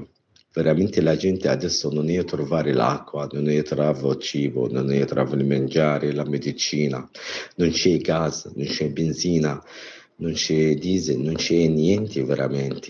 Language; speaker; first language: Italian; non-native, learner; Arabic